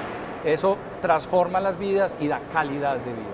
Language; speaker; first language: Spanish; native; Spanish